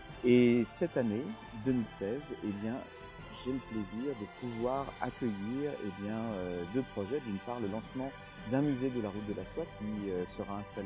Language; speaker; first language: French; native; French